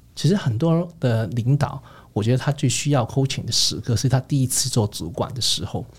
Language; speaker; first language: Chinese; non-native, local second language; Cantonese